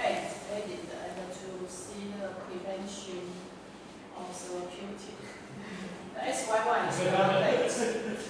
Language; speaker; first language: English; non-native, learner; Chinese